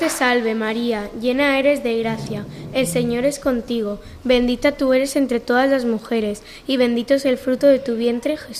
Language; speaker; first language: Spanish; native; Spanish